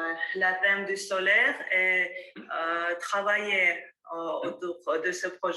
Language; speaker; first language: French; non-native, learner; Armenian